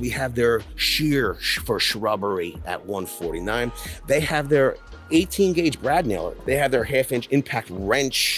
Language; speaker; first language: English; native; English